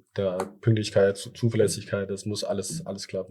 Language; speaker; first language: German; early bilingual, other home language; Thai